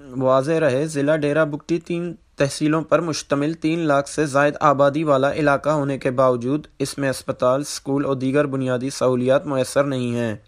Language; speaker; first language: Urdu; non-native, local second language; Baluchi